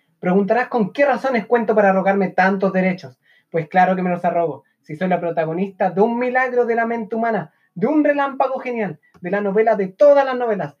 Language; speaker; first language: Spanish; native; Spanish